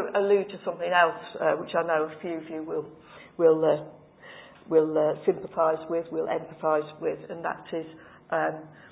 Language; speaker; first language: English; native; English